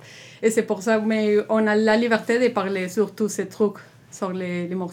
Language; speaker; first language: French; non-native, learner; Spanish